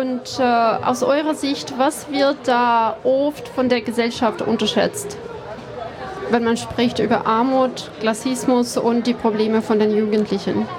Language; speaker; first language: German; non-native, fluent; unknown